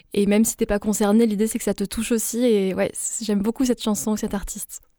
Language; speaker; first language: French; non-native, local second language; Arabic